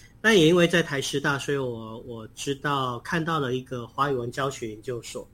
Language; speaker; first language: Chinese; native; Chinese